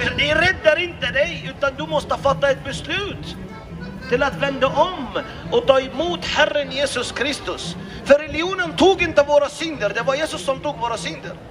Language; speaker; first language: Swedish; non-native, fluent; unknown